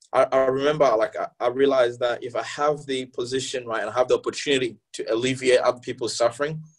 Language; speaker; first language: English; early bilingual, other home language; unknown